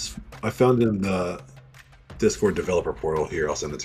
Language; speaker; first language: English; native; English